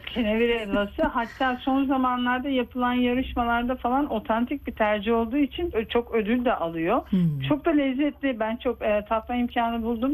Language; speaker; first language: Turkish; native; Turkish